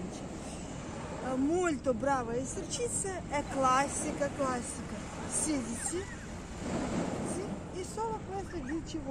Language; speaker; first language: Italian; non-native, learner; Russian